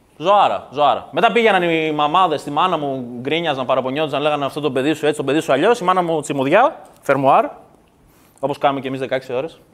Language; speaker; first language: Greek; early bilingual, other home language; Kurdish